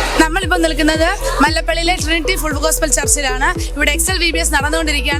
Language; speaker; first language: Malayalam; native; Malayalam